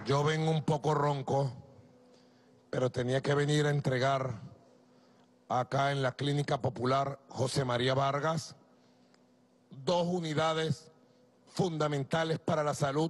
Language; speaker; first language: Spanish; native; Spanish